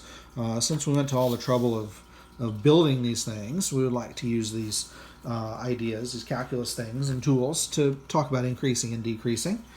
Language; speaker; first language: English; native; English